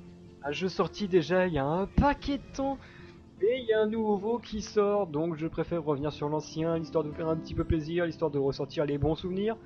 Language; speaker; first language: French; native; French